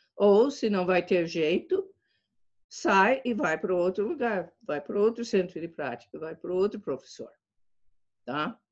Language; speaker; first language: Portuguese; non-native, fluent; English